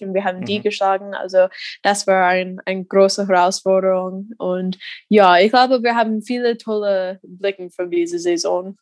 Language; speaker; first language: German; non-native, fluent; English